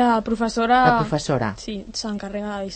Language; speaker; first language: Catalan; non-native, local second language; Spanish